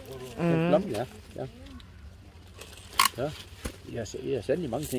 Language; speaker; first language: Danish; native; Danish